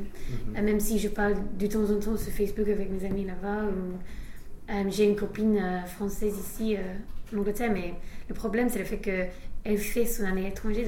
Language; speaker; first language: French; non-native, fluent; English